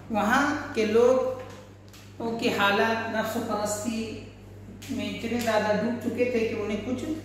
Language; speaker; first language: Urdu; native; Urdu